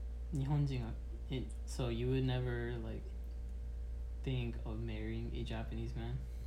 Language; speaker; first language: English; early bilingual, other home language; Japanese